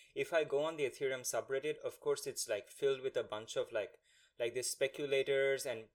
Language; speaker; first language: English; non-native, local second language; Bangla